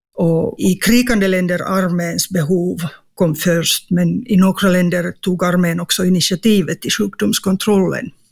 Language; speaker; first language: Swedish; non-native, local second language; Finnish